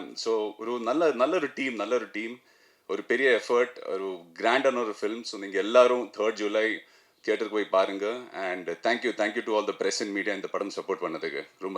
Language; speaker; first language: Tamil; non-native, learner; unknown